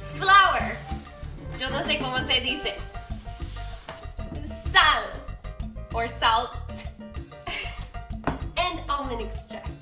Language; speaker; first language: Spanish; non-native, learner; English